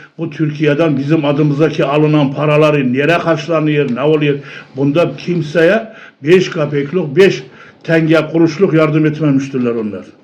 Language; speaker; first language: Turkish; early bilingual, heritage; Turkish